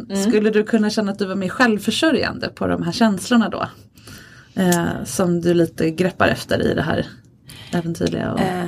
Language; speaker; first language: Swedish; native; Swedish